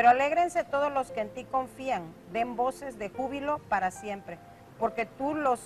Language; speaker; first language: Spanish; native; Spanish